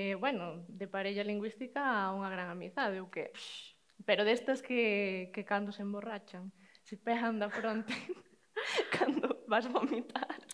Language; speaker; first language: Galician; native; Galician